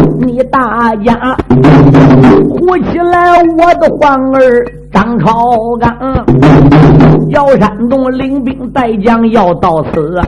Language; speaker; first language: Chinese; native; Chinese